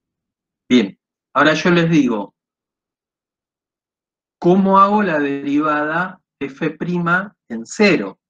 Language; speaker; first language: Spanish; native; Spanish